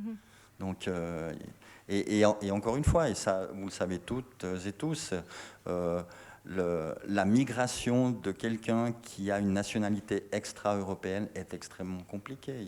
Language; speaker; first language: French; native; French